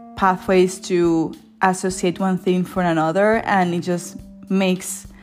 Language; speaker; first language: English; non-native, fluent; Spanish